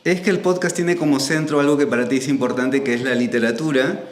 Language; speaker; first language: Spanish; native; Spanish